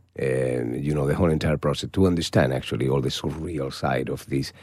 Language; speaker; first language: English; non-native, fluent; Spanish